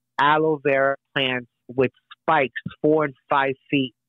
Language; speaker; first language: English; native; English